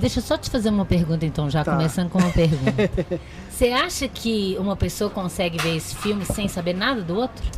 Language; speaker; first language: Portuguese; native; Portuguese